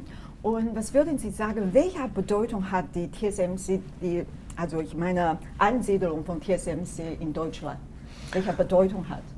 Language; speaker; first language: German; non-native, fluent; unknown